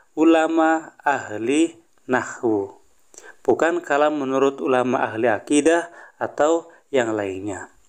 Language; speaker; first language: Indonesian; native; Indonesian